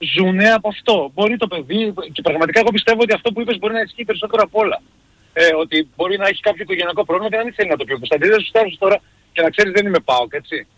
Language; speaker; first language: Greek; native; Greek